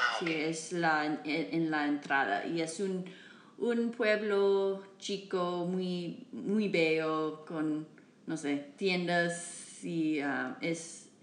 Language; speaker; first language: Spanish; non-native, learner; English